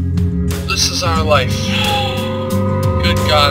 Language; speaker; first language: English; native; English